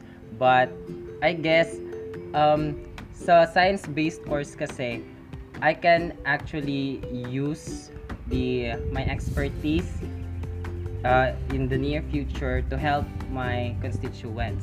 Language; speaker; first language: English; non-native, local second language; Cebuano